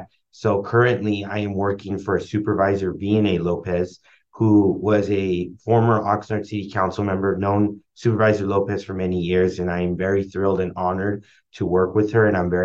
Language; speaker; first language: English; early bilingual, other home language; Spanish